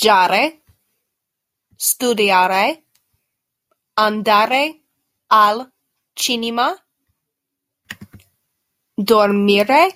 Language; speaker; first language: Italian; non-native, learner; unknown